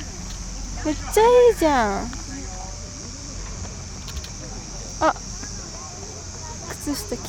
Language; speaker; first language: Japanese; native; Japanese